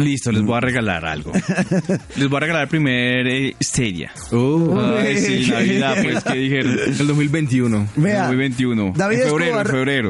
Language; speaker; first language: Spanish; native; Spanish